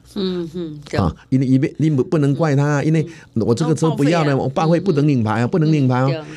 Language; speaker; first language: Chinese; native; Chinese